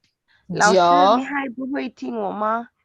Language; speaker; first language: Chinese; non-native, learner; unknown